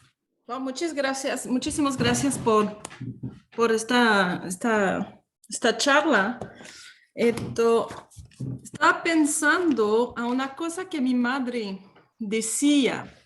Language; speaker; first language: Spanish; non-native, fluent; French